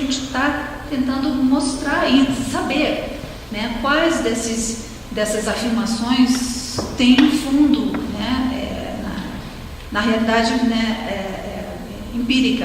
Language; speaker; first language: Portuguese; non-native, fluent; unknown